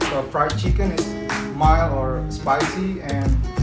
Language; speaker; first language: English; non-native, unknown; Indonesian